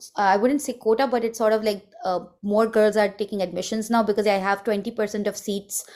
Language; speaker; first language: English; non-native, local second language; Hindi